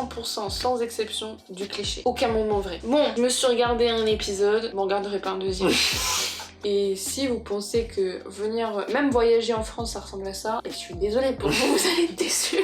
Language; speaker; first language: French; native; French